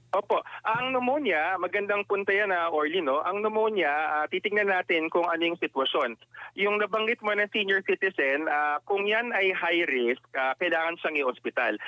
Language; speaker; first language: Filipino; non-native, local second language; Iloko